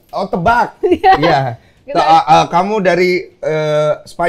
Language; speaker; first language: Indonesian; native; Indonesian